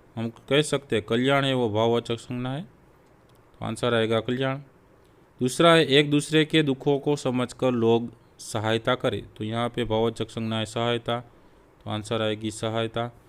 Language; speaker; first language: Hindi; non-native, local second language; Gujarati